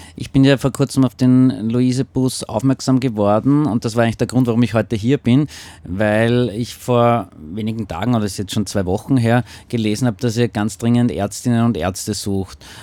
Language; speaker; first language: German; native; German